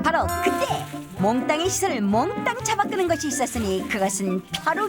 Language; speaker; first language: Korean; native; Korean